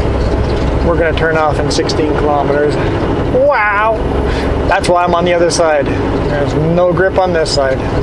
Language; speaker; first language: English; native; English